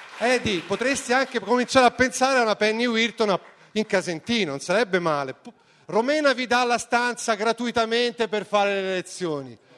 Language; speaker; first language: Italian; native; Italian